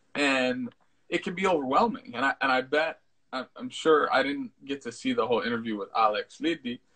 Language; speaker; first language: English; early bilingual, other home language; Italian